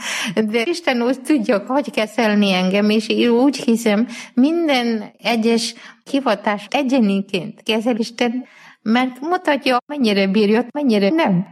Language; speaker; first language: Hungarian; non-native, fluent; Malayalam